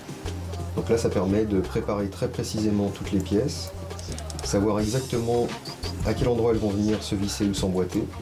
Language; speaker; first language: French; native; French